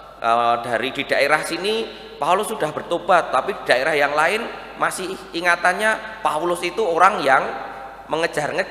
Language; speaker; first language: Indonesian; non-native, local second language; Javanese